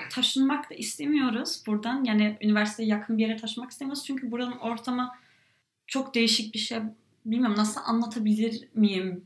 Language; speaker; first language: Turkish; early bilingual, heritage; Turkish